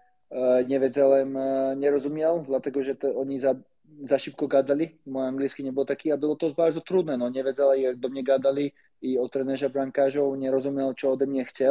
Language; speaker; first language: Polish; non-native, learner; Slovak